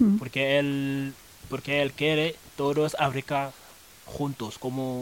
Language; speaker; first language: Spanish; non-native, learner; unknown